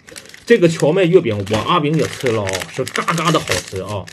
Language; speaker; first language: Chinese; native; Chinese